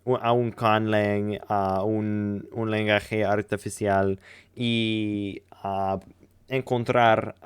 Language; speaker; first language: Spanish; non-native, learner; English